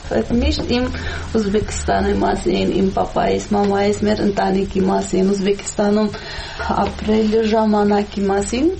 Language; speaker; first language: Armenian; non-native, fluent; Uzbek